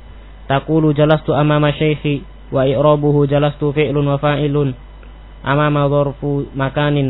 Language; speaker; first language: Arabic; non-native, learner; Indonesian